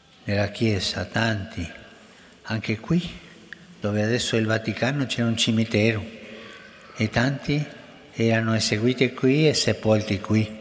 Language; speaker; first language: Italian; non-native, fluent; Spanish